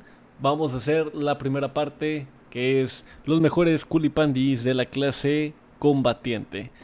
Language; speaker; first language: Spanish; native; Spanish